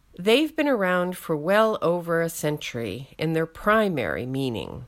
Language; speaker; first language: English; native; English